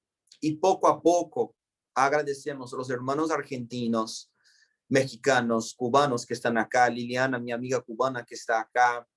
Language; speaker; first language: Spanish; non-native, fluent; Portuguese